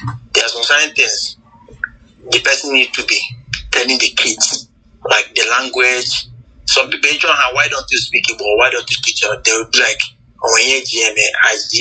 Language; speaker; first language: English; non-native, local second language; Igbo